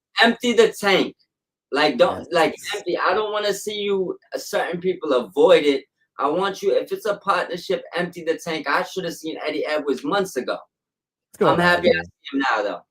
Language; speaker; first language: English; native; English